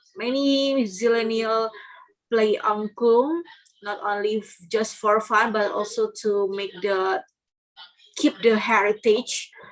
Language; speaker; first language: English; non-native, learner; Indonesian